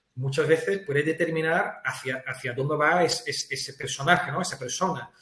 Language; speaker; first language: Spanish; non-native, fluent; Dutch